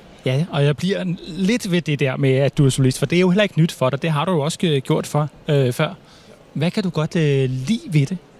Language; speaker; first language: Danish; native; Danish